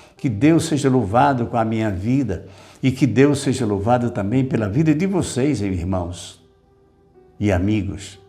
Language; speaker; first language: Portuguese; native; Portuguese